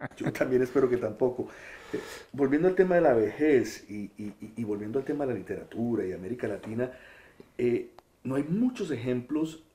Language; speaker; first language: Spanish; native; Spanish